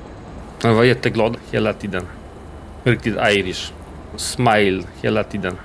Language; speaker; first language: Swedish; non-native, learner; Polish